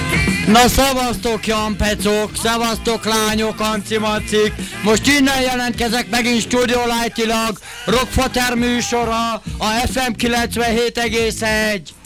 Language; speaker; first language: Hungarian; native; Hungarian